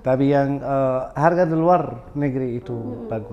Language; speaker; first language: Indonesian; non-native, learner; Arabic